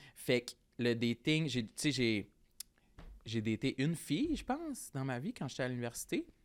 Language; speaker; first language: French; native; French